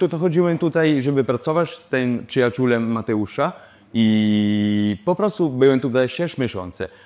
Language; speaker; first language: Polish; non-native, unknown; Italian